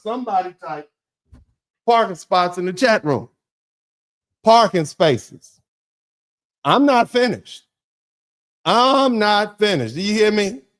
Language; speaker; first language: English; native; English